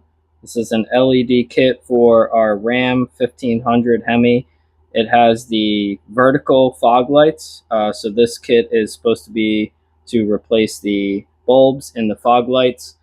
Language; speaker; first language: English; native; English